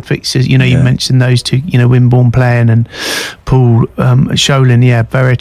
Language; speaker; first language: English; native; English